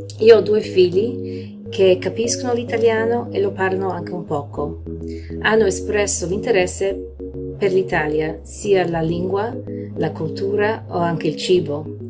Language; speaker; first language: Italian; early bilingual, heritage; Italian